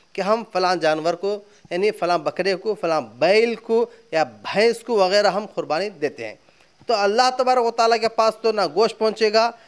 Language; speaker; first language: Hindi; non-native, local second language; Urdu